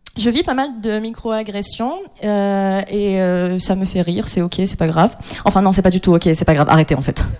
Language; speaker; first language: French; non-native, local second language; Arabic